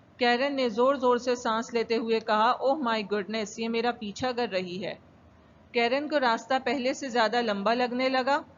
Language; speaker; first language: Urdu; native; Urdu